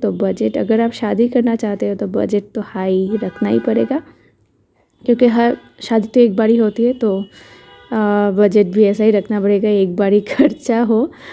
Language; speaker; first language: Hindi; non-native, local second language; Bangla